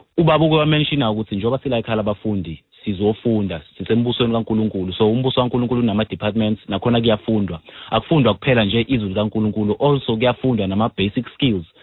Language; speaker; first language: Zulu; native; Zulu